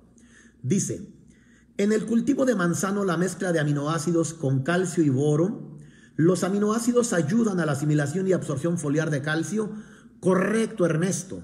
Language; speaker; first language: Spanish; native; Spanish